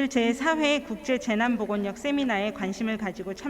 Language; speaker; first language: Korean; native; Korean